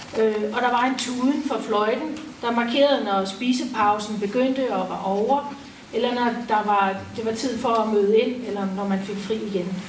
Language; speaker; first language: Danish; native; Danish